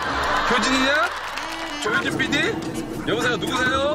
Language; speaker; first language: Korean; native; Korean